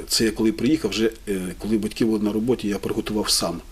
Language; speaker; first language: Ukrainian; native; Ukrainian